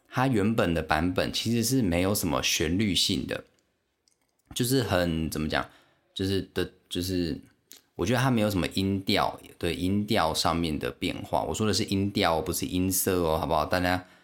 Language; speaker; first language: Chinese; non-native, local second language; Min Nan Chinese